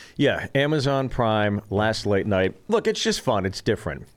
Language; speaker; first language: English; early bilingual, other home language; Korean